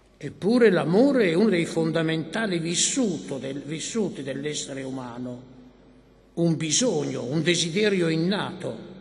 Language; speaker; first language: Italian; native; Italian